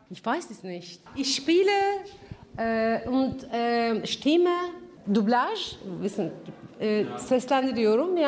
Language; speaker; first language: German; non-native, learner; Turkish